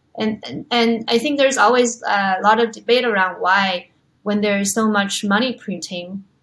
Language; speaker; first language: English; non-native, fluent; Chinese